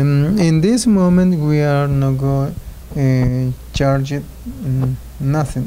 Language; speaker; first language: English; non-native, learner; Spanish